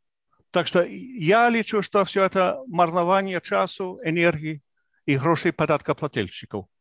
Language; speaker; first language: Belarusian; non-native, fluent; English